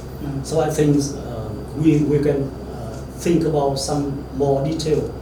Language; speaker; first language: English; non-native, learner; Vietnamese